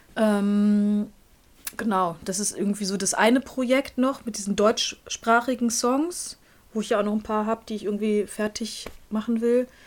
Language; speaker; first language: German; native; German